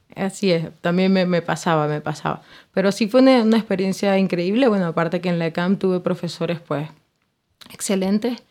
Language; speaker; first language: Spanish; native; Spanish